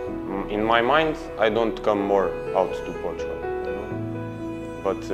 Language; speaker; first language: English; non-native, learner; Portuguese